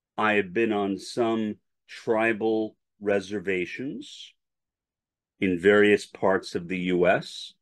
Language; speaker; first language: English; native; English